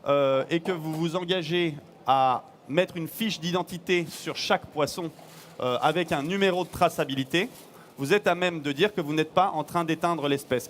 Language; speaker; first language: French; native; French